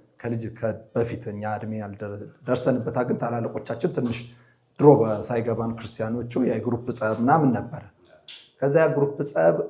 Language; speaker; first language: Amharic; native; Amharic